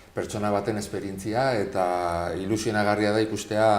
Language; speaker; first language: Basque; non-native, local second language; Spanish